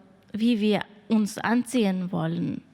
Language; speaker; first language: German; non-native, fluent; Persian